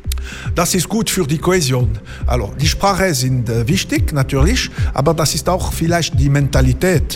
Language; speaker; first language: German; non-native, fluent; French